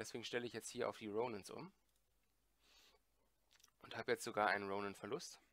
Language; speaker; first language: German; native; German